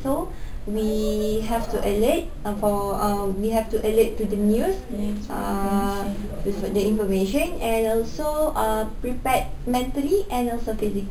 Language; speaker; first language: English; non-native, local second language; Malay